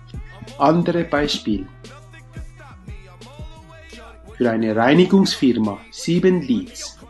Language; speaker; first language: German; non-native, learner; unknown